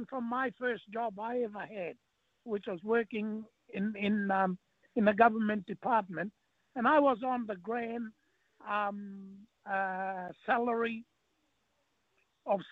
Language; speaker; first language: English; non-native, local second language; Māori